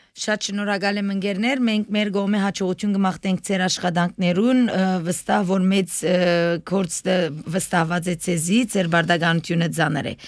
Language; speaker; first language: Armenian; early bilingual, heritage; Armenian